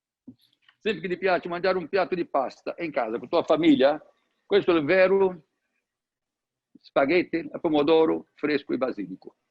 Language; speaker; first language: Italian; non-native, learner; Portuguese